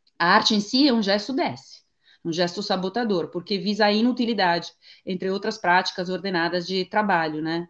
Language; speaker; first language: Portuguese; non-native, fluent; Italian